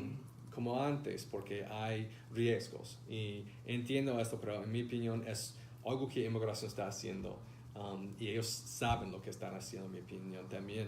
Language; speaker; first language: Spanish; non-native, fluent; English